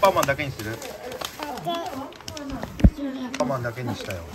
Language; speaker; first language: Japanese; native; Japanese